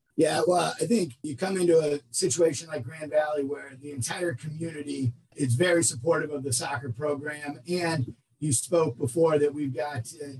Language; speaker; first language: English; native; English